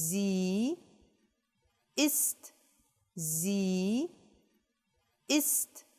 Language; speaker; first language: German; non-native, fluent; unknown